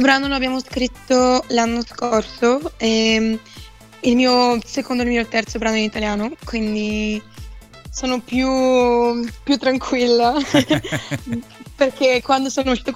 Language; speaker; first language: Italian; non-native, fluent; Bulgarian